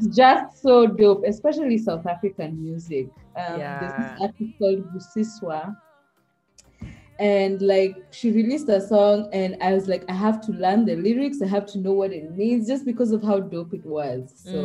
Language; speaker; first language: English; native; English